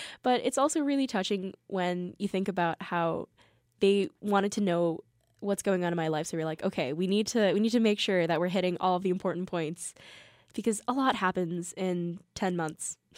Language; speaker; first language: English; early bilingual, other home language; Korean